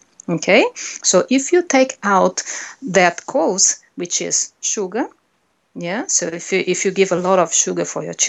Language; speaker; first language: English; non-native, fluent; Portuguese